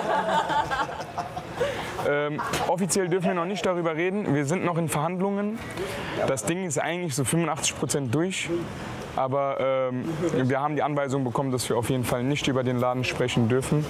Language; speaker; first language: German; native; German